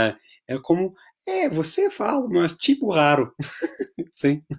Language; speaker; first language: Portuguese; non-native, fluent; English